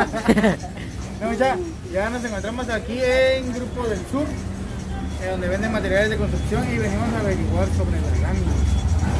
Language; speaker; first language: Spanish; native; Spanish